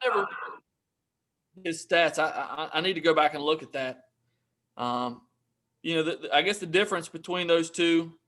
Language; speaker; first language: English; native; English